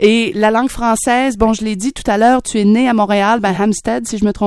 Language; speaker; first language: French; native; French